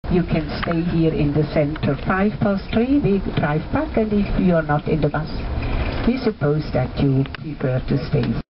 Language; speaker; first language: English; non-native, fluent; German